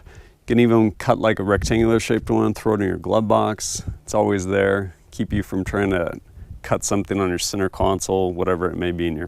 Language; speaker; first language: English; native; English